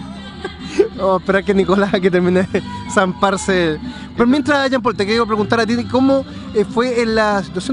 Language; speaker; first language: Spanish; native; Spanish